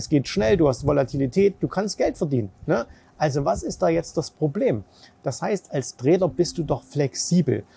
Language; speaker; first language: German; native; German